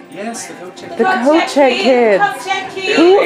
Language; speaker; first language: English; native; English